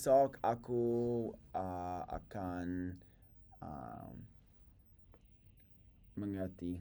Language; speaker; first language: Indonesian; non-native, learner; English